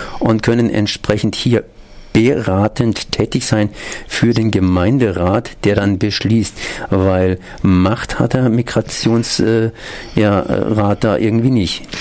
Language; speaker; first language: German; native; German